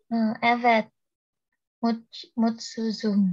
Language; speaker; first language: Turkish; non-native, learner; Indonesian